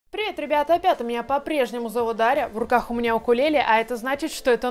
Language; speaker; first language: Russian; native; Russian